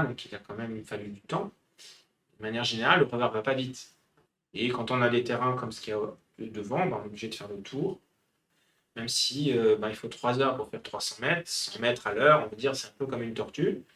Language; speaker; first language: French; native; French